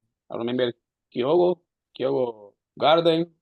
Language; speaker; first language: English; non-native, learner; Spanish